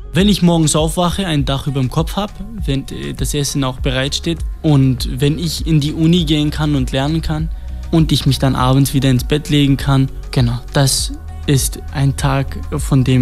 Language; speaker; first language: German; non-native, fluent; Kurdish